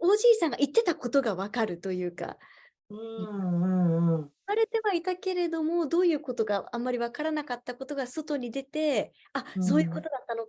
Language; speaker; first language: Japanese; native; Japanese